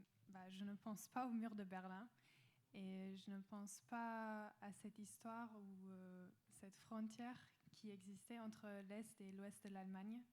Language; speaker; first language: French; non-native, fluent; German